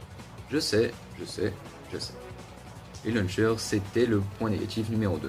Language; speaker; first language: French; native; French